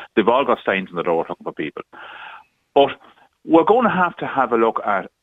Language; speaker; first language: English; native; English